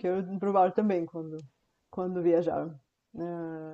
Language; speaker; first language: Portuguese; non-native, fluent; Bulgarian